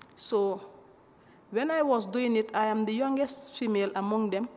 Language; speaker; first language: English; non-native, local second language; Mandingo